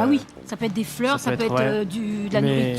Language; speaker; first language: French; native; French